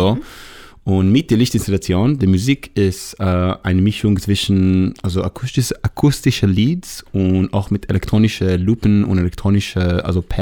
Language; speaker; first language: German; non-native, learner; Hebrew